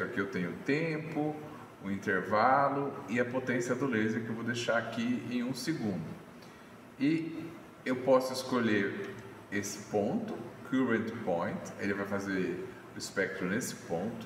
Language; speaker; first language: Portuguese; native; Portuguese